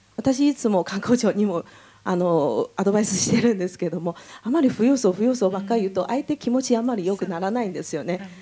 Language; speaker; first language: Japanese; non-native, fluent; Chinese